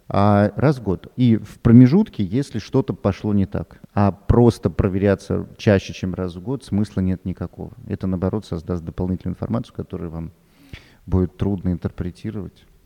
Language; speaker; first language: Russian; native; Russian